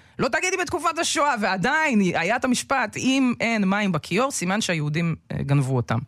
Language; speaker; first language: Hebrew; early bilingual, other home language; Russian